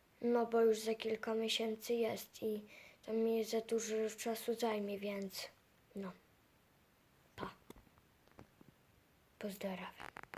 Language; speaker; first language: Polish; native; Polish